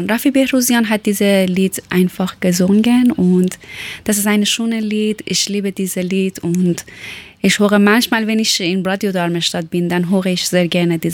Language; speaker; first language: German; non-native, learner; Persian